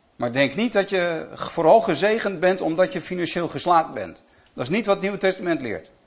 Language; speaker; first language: Dutch; native; Dutch